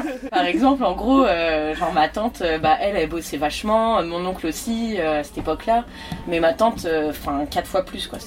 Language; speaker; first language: French; native; French